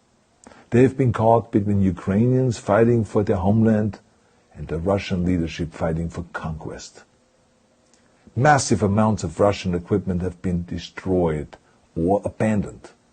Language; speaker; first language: English; non-native, fluent; German